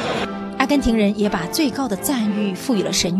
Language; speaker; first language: Chinese; native; Chinese